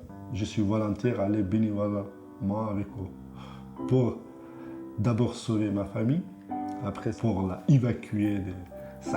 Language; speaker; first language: French; non-native, learner; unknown